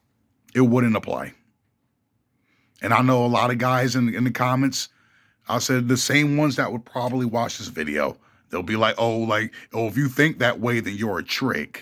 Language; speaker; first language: English; native; English